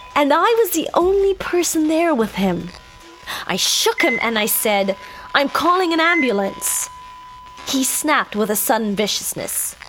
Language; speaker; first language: English; native; English